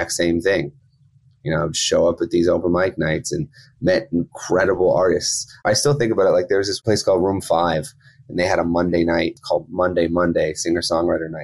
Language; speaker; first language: English; native; English